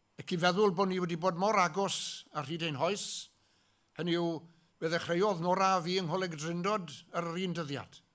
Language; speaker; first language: Welsh; native; Welsh